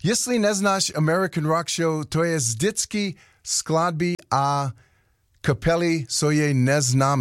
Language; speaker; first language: Czech; non-native, learner; English